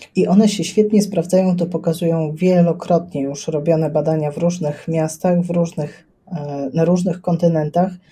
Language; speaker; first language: Polish; native; Polish